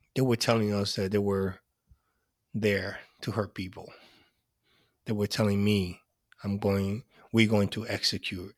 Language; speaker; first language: English; early bilingual, other home language; Spanish